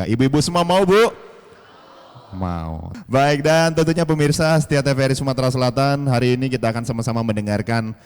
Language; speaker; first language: Indonesian; native; Indonesian